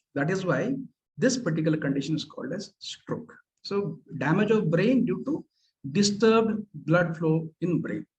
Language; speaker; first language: English; non-native, local second language; Kannada